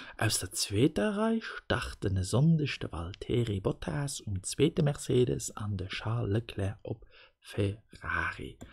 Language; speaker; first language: German; non-native, local second language; Luxembourgish